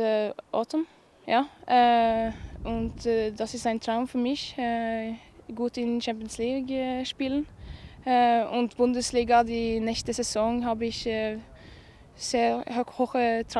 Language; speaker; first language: German; non-native, learner; Norwegian